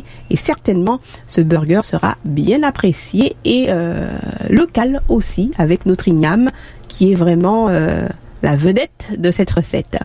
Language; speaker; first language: French; native; French